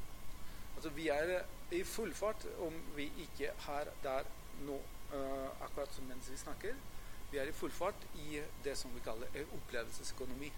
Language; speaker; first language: Norwegian; non-native, fluent; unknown